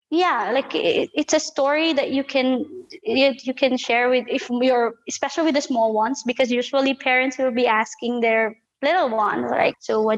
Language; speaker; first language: English; non-native, local second language; Filipino